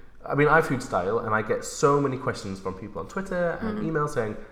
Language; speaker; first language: English; native; English